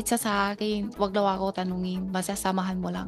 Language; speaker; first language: Filipino; non-native, learner; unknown